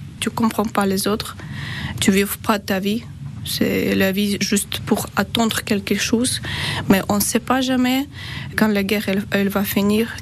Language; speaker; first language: French; non-native, learner; Ukrainian